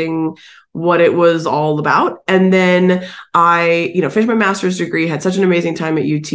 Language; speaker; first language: English; native; English